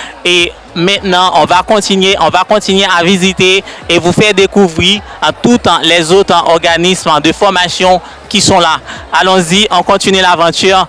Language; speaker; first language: French; native; French